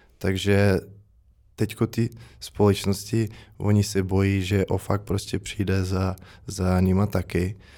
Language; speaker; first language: Czech; non-native, fluent; Russian